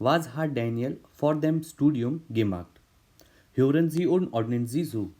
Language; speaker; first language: German; non-native, learner; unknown